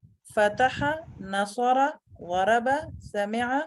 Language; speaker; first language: Arabic; non-native, learner; Urdu